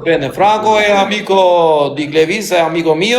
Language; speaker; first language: Italian; non-native, learner; Albanian